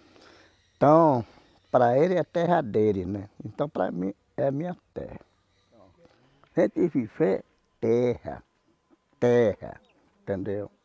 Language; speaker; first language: Portuguese; non-native, local second language; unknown